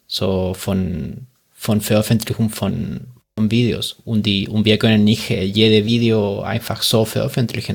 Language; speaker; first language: German; non-native, learner; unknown